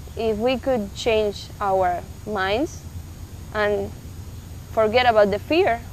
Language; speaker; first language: English; non-native, fluent; Spanish